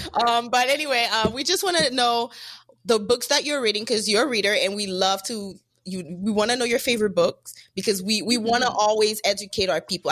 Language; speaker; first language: English; non-native, fluent; French